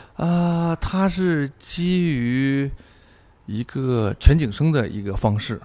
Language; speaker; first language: Chinese; native; Chinese